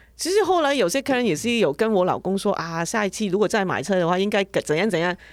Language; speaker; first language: Chinese; non-native, local second language; Cantonese